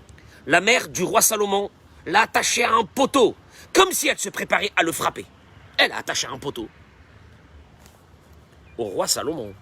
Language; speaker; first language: French; native; French